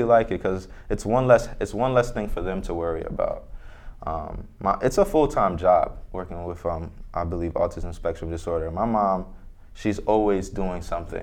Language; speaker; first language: English; native; English